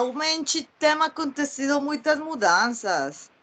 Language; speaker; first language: Portuguese; non-native, learner; Spanish